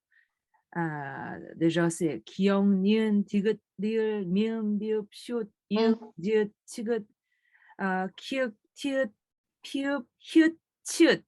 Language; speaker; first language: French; non-native, fluent; Korean